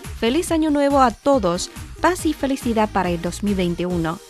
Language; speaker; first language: Spanish; non-native, fluent; Chinese